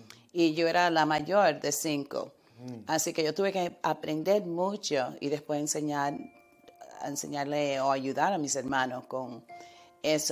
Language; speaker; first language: Spanish; early bilingual, heritage; Spanish